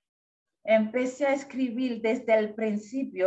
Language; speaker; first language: Spanish; non-native, fluent; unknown